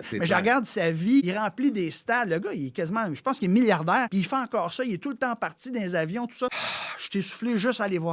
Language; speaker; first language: French; native; French